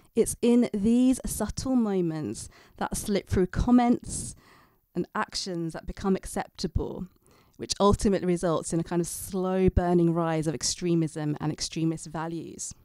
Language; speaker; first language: English; native; English